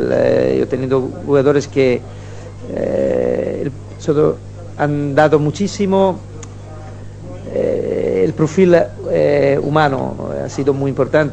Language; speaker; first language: Spanish; non-native, fluent; Italian